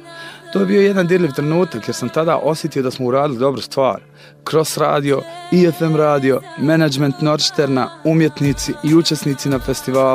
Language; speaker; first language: Croatian; native; Croatian